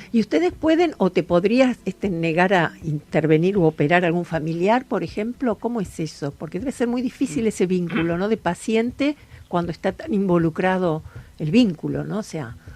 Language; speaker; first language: Spanish; native; Spanish